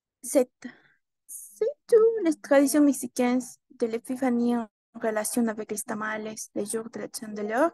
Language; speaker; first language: French; non-native, learner; Spanish